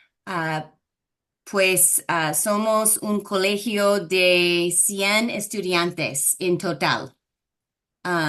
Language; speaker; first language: Spanish; non-native, fluent; English